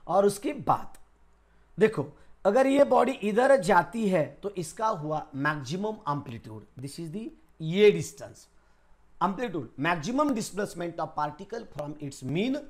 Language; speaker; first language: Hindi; non-native, local second language; Marathi